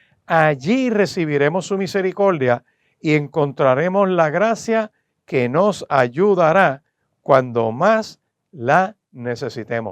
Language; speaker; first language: Spanish; native; Spanish